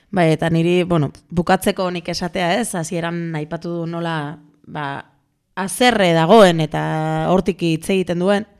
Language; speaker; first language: Basque; non-native, local second language; Spanish